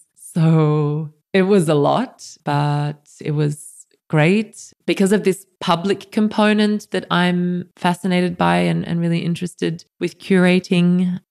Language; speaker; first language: English; native; English